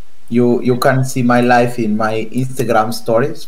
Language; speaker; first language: English; non-native, fluent; Spanish